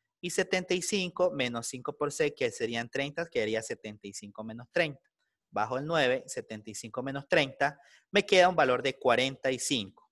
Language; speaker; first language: Spanish; native; Spanish